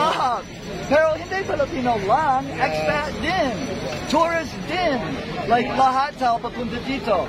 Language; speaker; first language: Filipino; non-native, learner; English